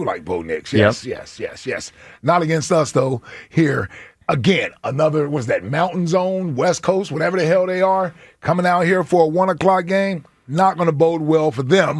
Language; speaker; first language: English; native; English